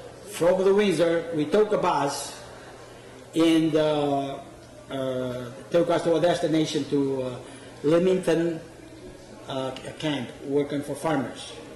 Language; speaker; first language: English; non-native, fluent; Portuguese